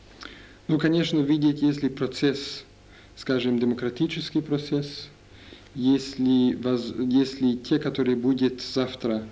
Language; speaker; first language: Russian; non-native, learner; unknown